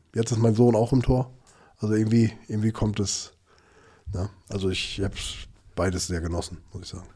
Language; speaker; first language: German; early bilingual, other home language; Turkish